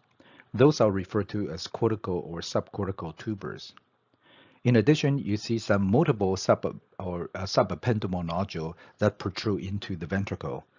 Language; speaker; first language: English; non-native, fluent; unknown